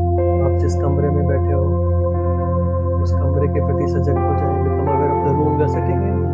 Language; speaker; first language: Hindi; native; Hindi